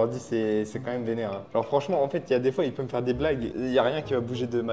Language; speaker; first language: French; native; French